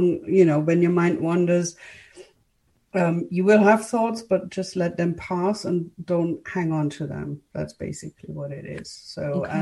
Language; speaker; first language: English; non-native, fluent; German